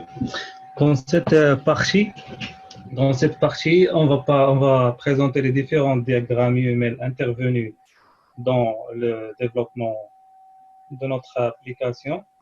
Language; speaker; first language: French; non-native, local second language; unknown